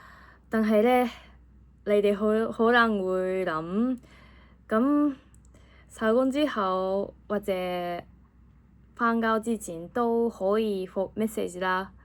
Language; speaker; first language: Cantonese; non-native, fluent; Japanese